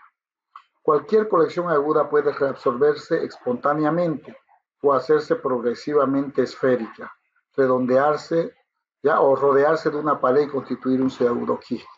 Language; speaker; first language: Spanish; native; Spanish